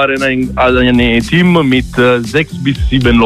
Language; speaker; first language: German; non-native, learner; Italian